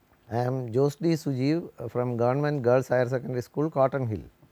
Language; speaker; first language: English; non-native, local second language; Malayalam